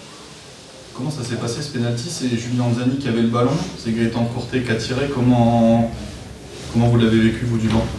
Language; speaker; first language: French; native; French